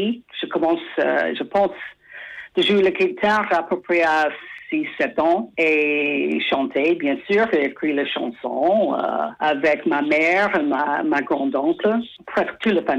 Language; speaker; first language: French; non-native, fluent; English